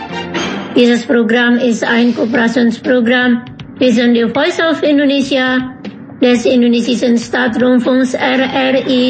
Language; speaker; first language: German; non-native, fluent; Indonesian